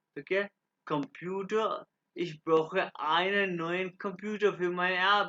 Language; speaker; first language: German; non-native, fluent; Urdu